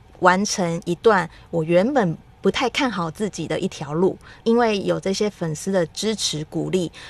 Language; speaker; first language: Chinese; native; Chinese